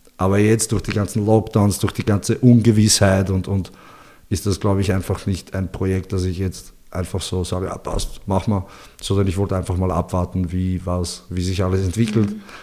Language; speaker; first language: German; early bilingual, other home language; Bosnian